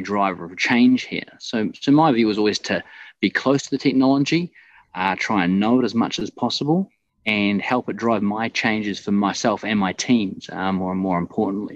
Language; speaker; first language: English; native; English